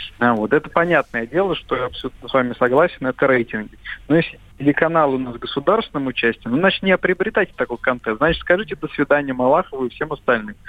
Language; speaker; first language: Russian; native; Russian